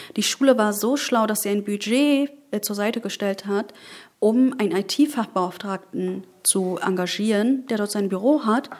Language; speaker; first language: German; early bilingual, other home language; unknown